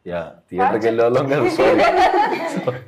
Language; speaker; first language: Telugu; native; Telugu